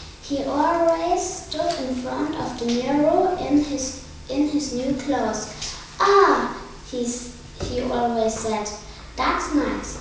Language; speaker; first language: English; non-native, learner; German